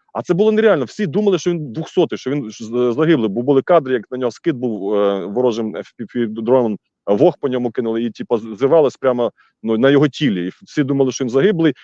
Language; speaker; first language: Ukrainian; native; Ukrainian